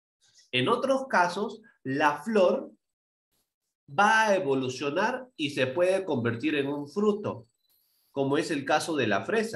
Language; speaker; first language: Spanish; native; Spanish